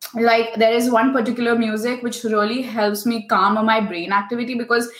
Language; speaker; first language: English; non-native, local second language; Hindi